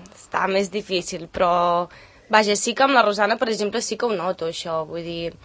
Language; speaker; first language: Catalan; non-native, fluent; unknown